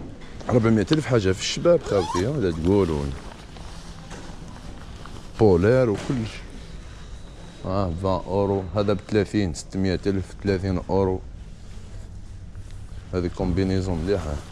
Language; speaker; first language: Arabic; native; Arabic